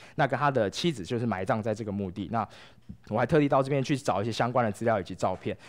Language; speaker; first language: Chinese; native; Chinese